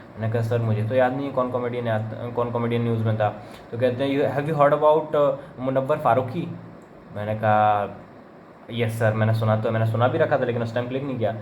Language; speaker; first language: Hindi; native; Hindi